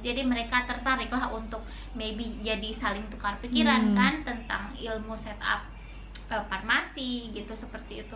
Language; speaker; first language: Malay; non-native, local second language; Sundanese